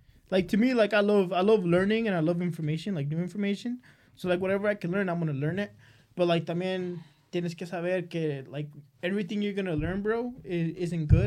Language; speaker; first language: English; early bilingual, other home language; Spanish